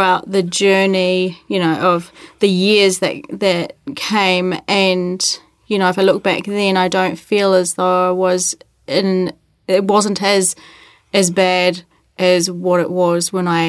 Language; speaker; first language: English; native; English